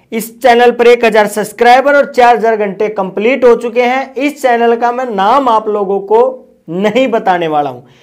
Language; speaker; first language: Hindi; native; Hindi